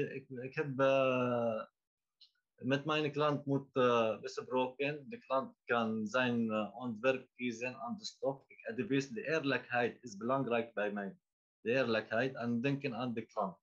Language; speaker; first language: Dutch; non-native, learner; Arabic